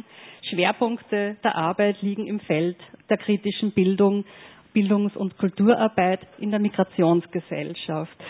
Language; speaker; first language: German; native; German